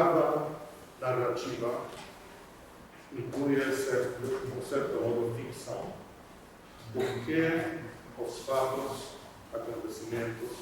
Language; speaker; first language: Portuguese; non-native, fluent; Polish